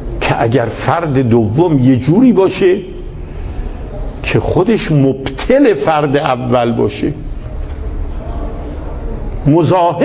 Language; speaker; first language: Persian; native; Persian